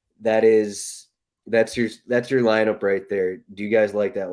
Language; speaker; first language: English; native; English